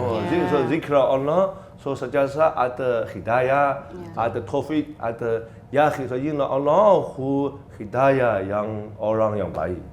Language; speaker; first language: Indonesian; non-native, learner; Chinese